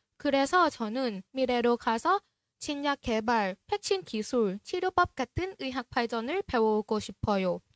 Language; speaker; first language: Korean; non-native, learner; Thai